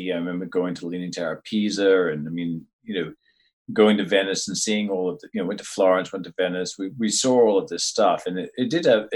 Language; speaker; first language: English; native; English